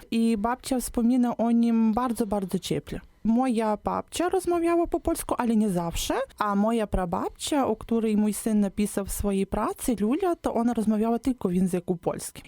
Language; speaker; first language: Polish; non-native, local second language; Ukrainian